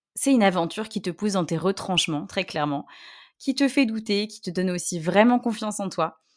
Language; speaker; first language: French; native; French